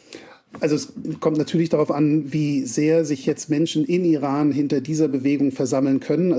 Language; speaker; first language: German; native; German